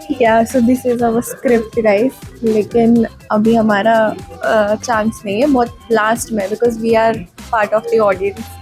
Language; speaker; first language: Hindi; native; Hindi